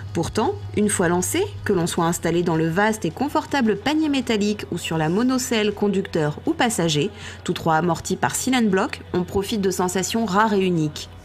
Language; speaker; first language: French; native; French